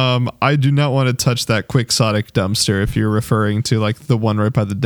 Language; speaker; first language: English; native; English